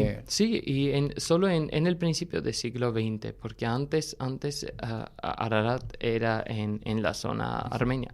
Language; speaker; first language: Spanish; non-native, fluent; Armenian